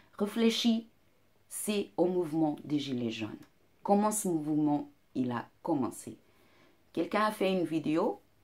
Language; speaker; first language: French; non-native, fluent; Portuguese